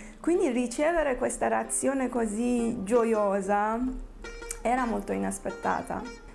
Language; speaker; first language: Italian; non-native, fluent; Persian